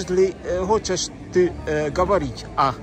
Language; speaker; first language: Russian; non-native, learner; Finnish